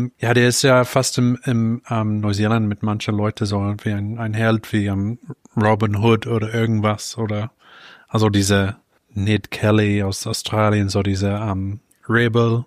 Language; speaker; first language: German; non-native, fluent; English